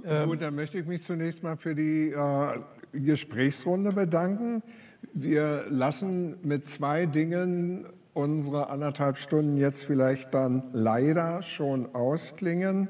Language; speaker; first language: German; native; German